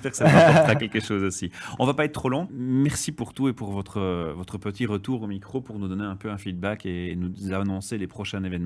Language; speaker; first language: French; native; French